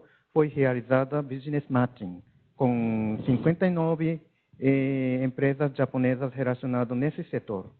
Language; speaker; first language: Portuguese; non-native, learner; Japanese